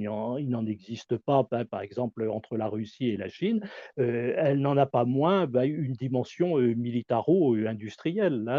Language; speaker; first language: French; native; French